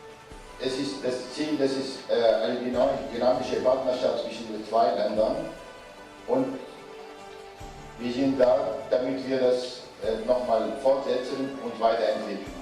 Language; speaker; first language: German; non-native, fluent; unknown